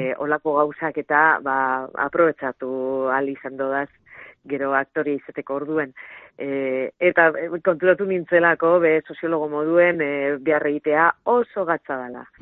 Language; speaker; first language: Basque; non-native, local second language; Spanish